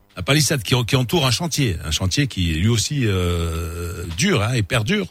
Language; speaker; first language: French; non-native, local second language; Arabic